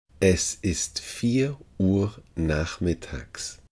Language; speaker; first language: German; non-native, fluent; Uzbek